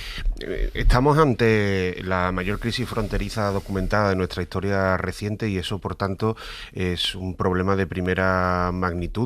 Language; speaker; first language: Spanish; native; Spanish